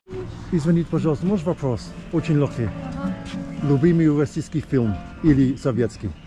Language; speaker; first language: Russian; non-native, learner; English